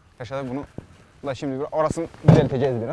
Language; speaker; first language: Turkish; native; Turkish